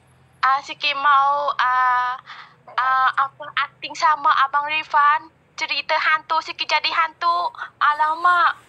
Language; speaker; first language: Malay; non-native, learner; Vietnamese